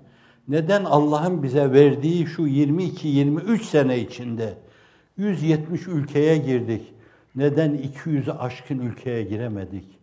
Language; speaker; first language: Turkish; native; Turkish